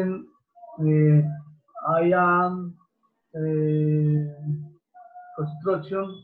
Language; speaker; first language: English; non-native, learner; Spanish